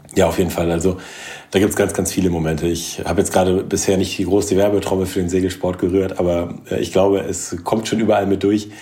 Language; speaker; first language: German; native; German